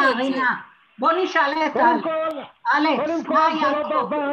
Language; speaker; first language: Hebrew; early bilingual, other home language; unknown